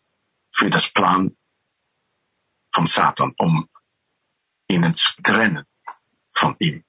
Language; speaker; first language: German; non-native, fluent; Dutch